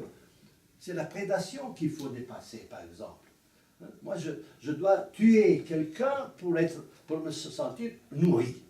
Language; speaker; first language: French; non-native, fluent; Italian